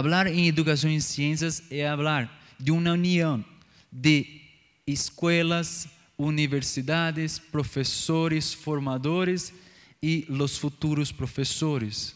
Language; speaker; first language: Spanish; non-native, learner; Portuguese